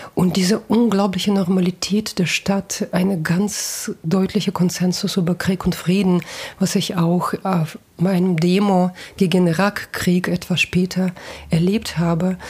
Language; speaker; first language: German; non-native, fluent; Russian